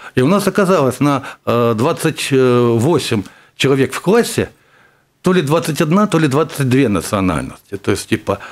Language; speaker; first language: Russian; native; Russian